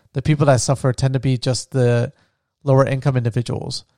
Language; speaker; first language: English; early bilingual, other home language; Spanish